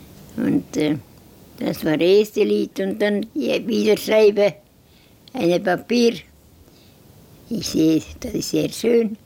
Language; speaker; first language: German; non-native, learner; Estonian